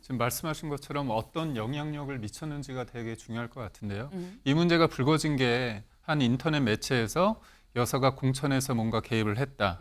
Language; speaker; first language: Korean; native; Korean